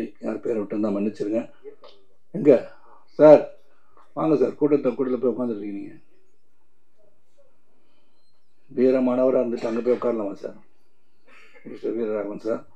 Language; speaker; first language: Tamil; native; Tamil